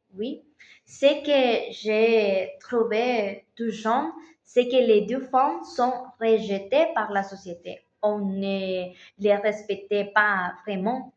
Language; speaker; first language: French; non-native, learner; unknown